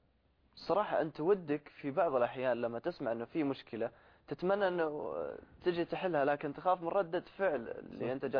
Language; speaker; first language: Arabic; native; Arabic